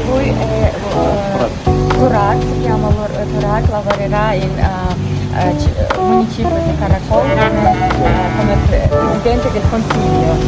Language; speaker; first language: Italian; non-native, fluent; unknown